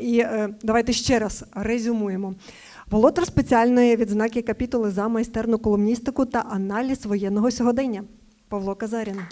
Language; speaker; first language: Ukrainian; native; Ukrainian